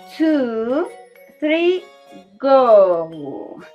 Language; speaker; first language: English; non-native, fluent; Spanish